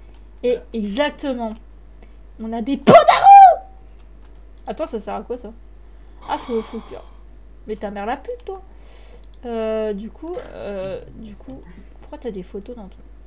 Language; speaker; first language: French; native; French